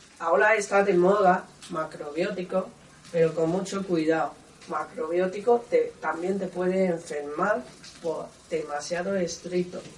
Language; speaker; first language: Spanish; non-native, learner; Chinese